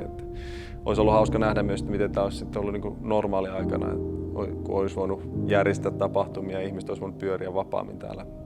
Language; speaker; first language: Finnish; native; Finnish